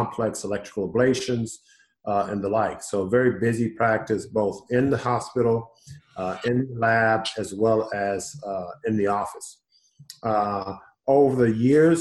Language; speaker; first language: English; native; English